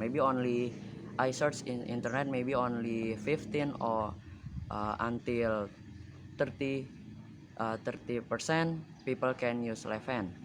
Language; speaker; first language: English; non-native, learner; Indonesian